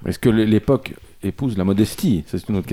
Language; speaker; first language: French; native; French